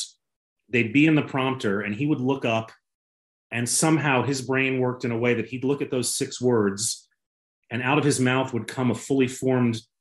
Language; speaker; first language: English; native; English